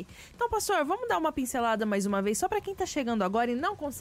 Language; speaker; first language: Portuguese; native; Portuguese